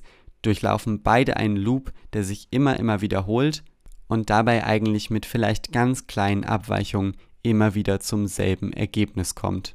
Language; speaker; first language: German; native; German